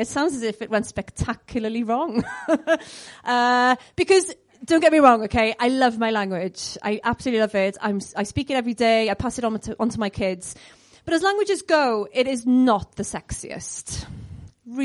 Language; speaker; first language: English; native; English